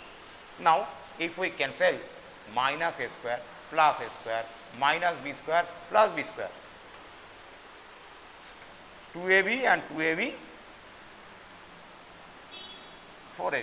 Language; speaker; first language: English; non-native, local second language; Bangla